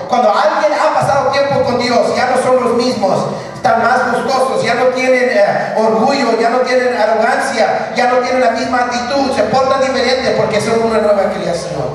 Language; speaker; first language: Spanish; early bilingual, heritage; Spanish